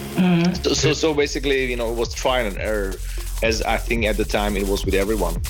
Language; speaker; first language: English; non-native, fluent; Czech